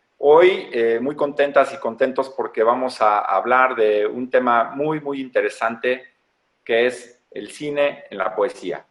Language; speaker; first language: Spanish; native; Spanish